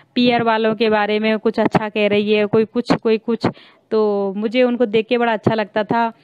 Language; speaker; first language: Hindi; native; Hindi